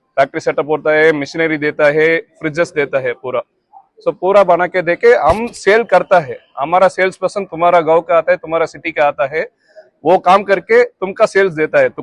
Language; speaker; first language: Hindi; non-native, local second language; Tamil